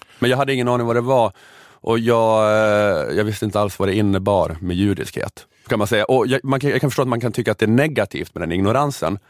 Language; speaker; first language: Swedish; native; Swedish